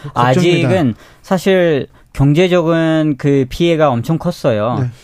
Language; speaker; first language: Korean; non-native, fluent; Urdu